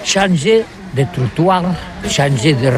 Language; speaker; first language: French; non-native, learner; Catalan